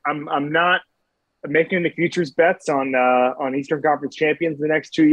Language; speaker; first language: English; native; English